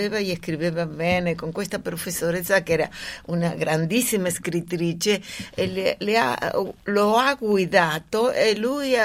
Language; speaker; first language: Italian; non-native, fluent; Spanish